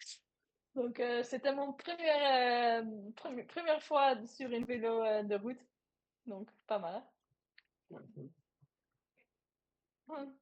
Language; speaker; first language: French; non-native, learner; Dutch